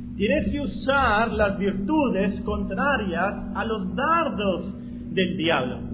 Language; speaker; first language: Spanish; non-native, fluent; English